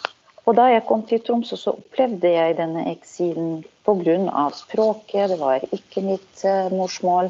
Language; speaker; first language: Norwegian; non-native, fluent; Arabic